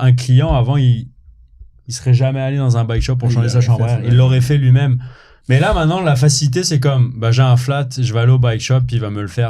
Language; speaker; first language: French; native; French